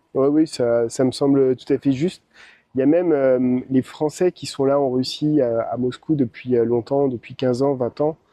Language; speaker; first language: French; native; French